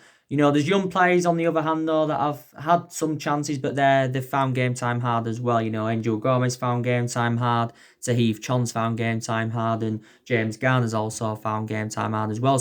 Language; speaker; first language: English; native; English